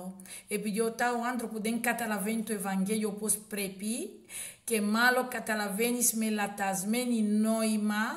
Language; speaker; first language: Greek; non-native, learner; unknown